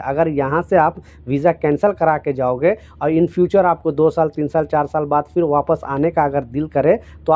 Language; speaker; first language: Hindi; native; Hindi